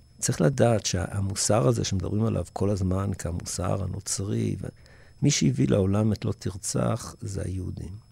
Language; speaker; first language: Hebrew; early bilingual, other home language; English